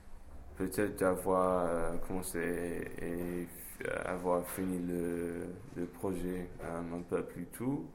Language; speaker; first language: French; non-native, fluent; English